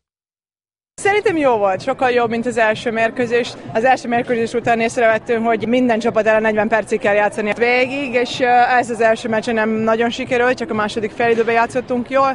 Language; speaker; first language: Hungarian; non-native, fluent; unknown